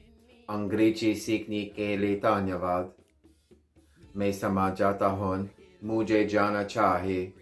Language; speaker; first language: Hindi; non-native, learner; English